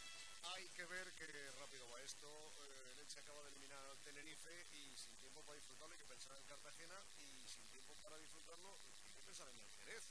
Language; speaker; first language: Spanish; native; Spanish